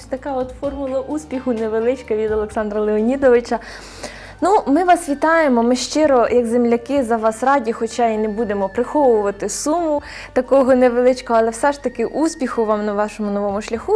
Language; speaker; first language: Ukrainian; native; Ukrainian